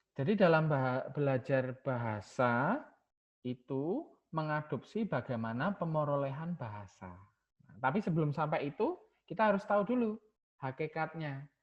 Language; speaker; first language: Indonesian; non-native, local second language; Javanese